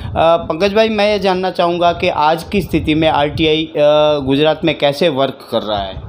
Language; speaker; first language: Hindi; native; Hindi